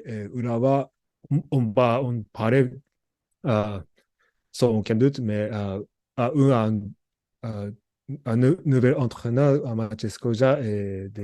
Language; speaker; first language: French; non-native, learner; Japanese